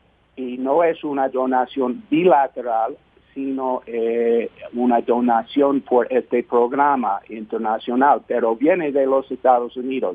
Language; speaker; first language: Spanish; non-native, fluent; English